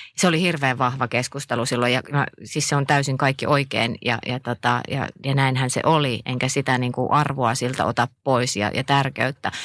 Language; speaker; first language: Finnish; native; Finnish